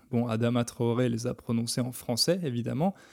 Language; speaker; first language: French; native; French